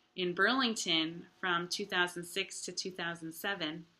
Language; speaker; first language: English; native; English